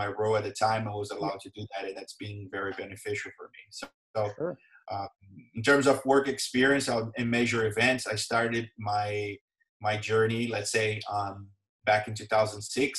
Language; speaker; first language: English; non-native, fluent; Portuguese